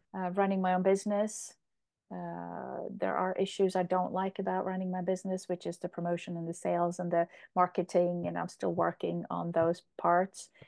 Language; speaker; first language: English; non-native, fluent; Polish